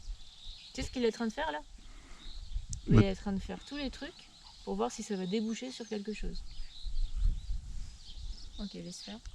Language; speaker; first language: French; native; French